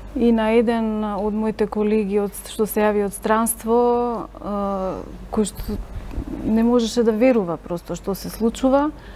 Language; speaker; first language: Macedonian; native; Macedonian